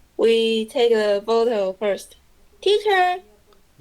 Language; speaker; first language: English; non-native, learner; Chinese